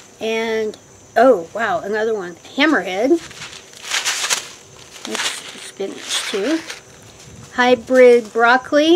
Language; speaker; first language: English; native; English